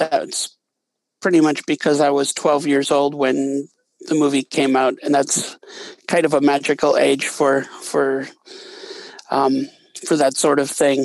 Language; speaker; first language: English; native; English